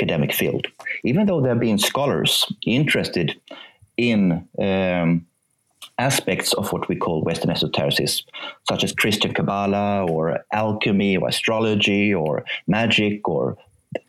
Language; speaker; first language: English; non-native, fluent; Swedish